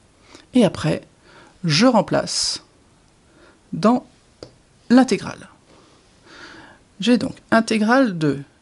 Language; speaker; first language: French; native; French